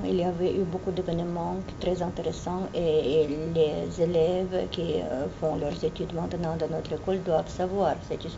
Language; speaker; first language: French; non-native, fluent; Russian